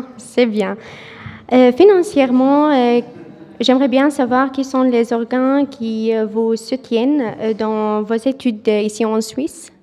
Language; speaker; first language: French; non-native, fluent; Arabic